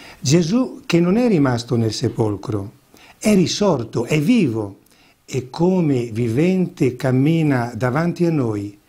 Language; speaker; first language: Italian; native; Italian